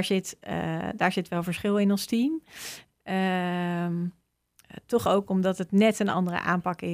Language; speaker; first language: Dutch; native; Dutch